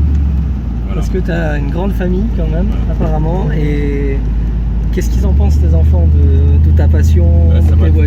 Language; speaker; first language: French; native; French